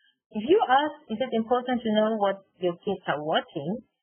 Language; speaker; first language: English; non-native, fluent; Indonesian